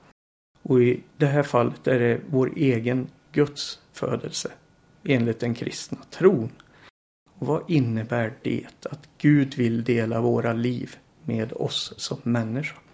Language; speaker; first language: Swedish; native; Swedish